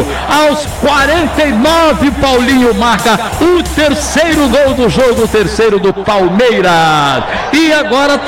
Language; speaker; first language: Portuguese; native; Portuguese